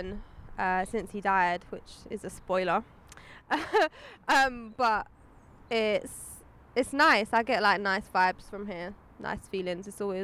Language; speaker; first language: English; native; English